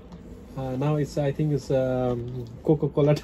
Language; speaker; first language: English; non-native, local second language; Hindi